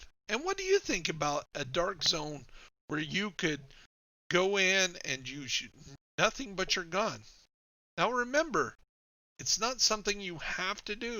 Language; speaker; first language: English; native; English